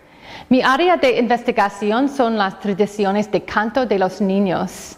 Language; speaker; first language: Spanish; non-native, fluent; English